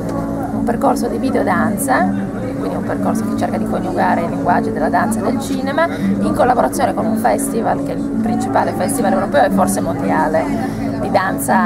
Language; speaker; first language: Italian; native; Italian